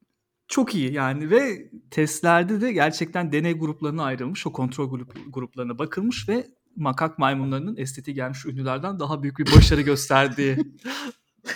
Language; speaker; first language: Turkish; native; Turkish